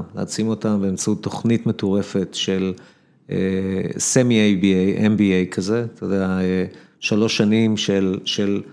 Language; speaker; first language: Hebrew; native; Hebrew